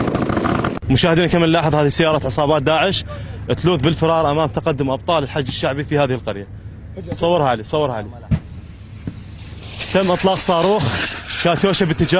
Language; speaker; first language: Arabic; native; Arabic